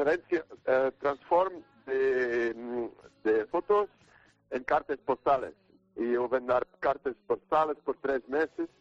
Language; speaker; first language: Spanish; non-native, learner; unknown